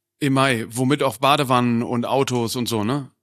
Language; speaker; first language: German; native; German